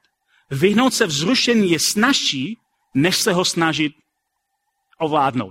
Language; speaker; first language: Czech; native; Czech